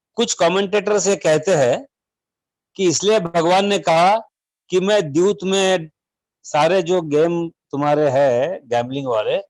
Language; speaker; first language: Hindi; non-native, local second language; Marathi